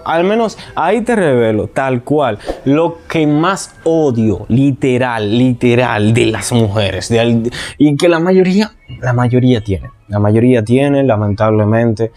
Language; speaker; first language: Spanish; native; Spanish